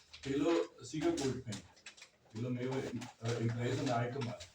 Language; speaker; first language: Portuguese; non-native, learner; German